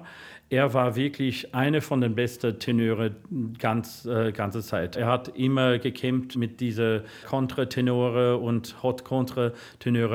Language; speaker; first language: German; non-native, fluent; English